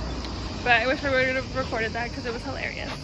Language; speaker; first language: English; native; English